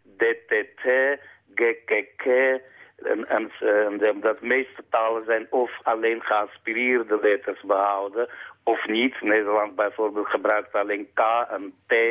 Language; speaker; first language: Dutch; non-native, fluent; Armenian